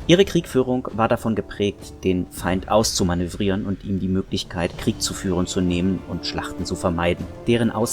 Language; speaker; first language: German; native; German